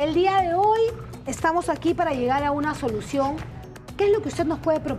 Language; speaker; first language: Spanish; native; Spanish